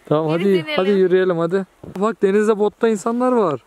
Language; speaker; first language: Turkish; native; Turkish